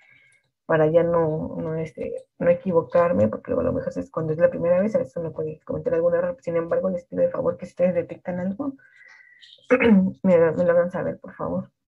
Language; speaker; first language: Spanish; native; Spanish